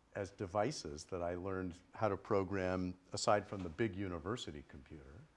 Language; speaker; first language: English; native; English